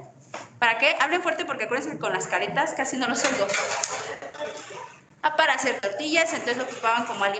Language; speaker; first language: Spanish; native; Spanish